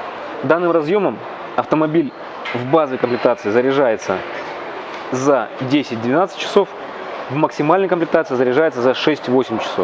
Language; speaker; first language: Russian; native; Russian